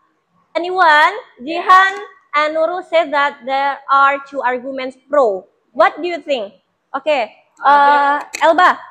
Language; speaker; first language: English; non-native, fluent; Indonesian